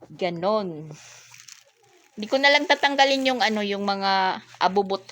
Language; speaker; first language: Filipino; non-native, local second language; Waray